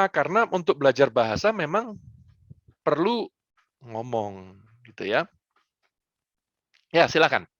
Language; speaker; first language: Indonesian; non-native, fluent; German